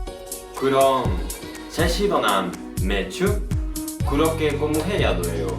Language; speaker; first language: Korean; non-native, learner; Spanish